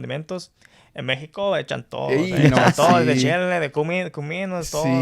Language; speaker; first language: Spanish; non-native, learner; Japanese